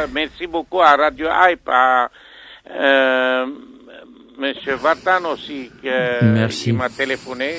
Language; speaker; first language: French; non-native, fluent; Armenian